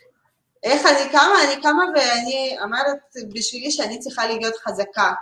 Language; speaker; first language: Hebrew; non-native, learner; Russian